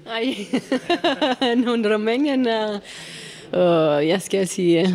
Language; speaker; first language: Danish; non-native, learner; Romanian